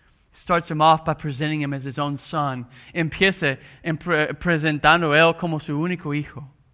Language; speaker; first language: English; native; English